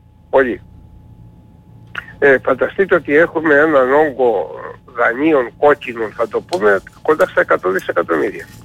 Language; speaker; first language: Greek; native; Greek